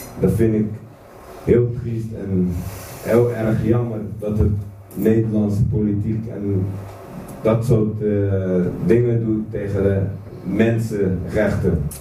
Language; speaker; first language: Dutch; non-native, fluent; Kurdish